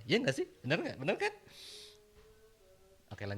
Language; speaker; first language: Indonesian; native; Indonesian